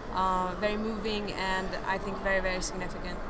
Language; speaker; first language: English; non-native, fluent; Serbian